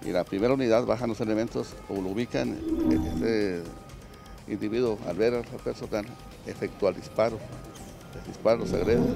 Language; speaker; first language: Spanish; native; Spanish